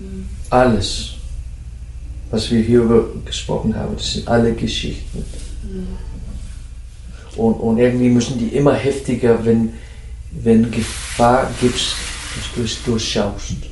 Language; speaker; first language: German; non-native, fluent; Dutch